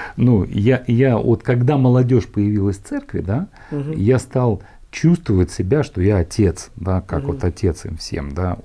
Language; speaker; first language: Russian; native; Russian